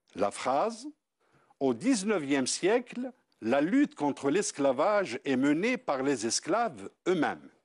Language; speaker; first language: French; non-native, local second language; Arabic